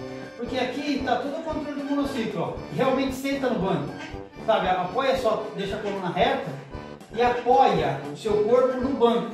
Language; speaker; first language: Portuguese; native; Portuguese